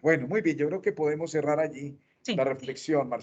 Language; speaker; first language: Spanish; native; Spanish